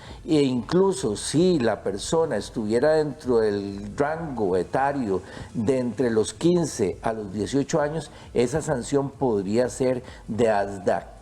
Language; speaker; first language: Spanish; native; Spanish